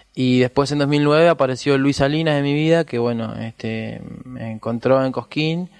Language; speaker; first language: Spanish; native; Spanish